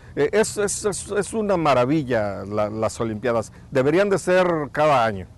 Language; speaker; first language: Spanish; native; Spanish